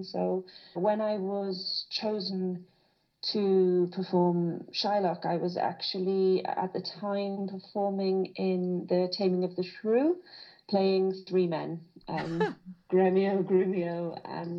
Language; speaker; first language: English; native; English